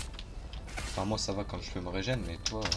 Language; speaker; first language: French; native; French